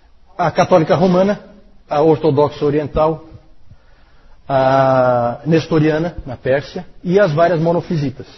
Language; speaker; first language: Portuguese; native; Portuguese